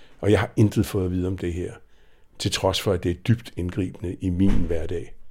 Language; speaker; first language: Danish; native; Danish